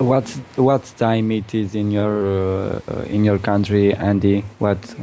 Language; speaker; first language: English; non-native, learner; Romanian